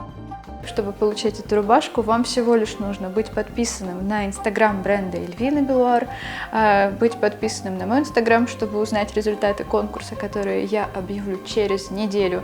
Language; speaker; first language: Russian; native; Russian